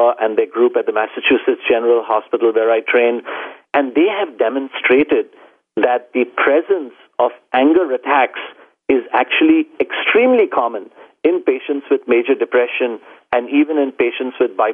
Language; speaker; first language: English; non-native, local second language; Hindi